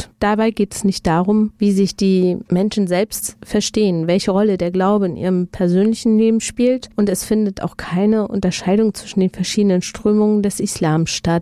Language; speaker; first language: German; native; German